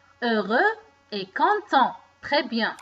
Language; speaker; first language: French; non-native, local second language; Arabic